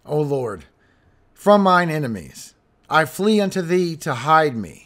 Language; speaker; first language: English; native; English